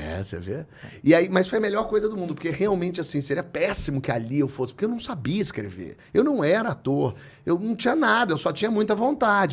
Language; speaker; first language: Portuguese; native; Portuguese